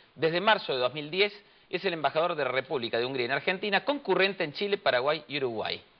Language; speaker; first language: Spanish; native; Spanish